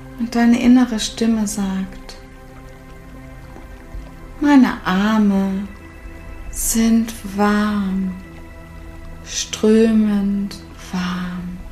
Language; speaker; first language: German; native; German